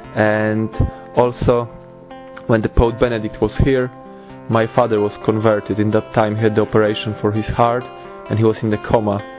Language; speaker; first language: English; non-native, fluent; Polish